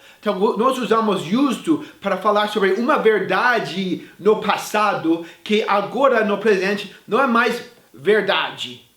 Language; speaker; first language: Portuguese; non-native, fluent; English